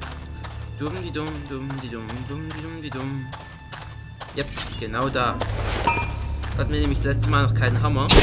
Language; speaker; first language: German; native; German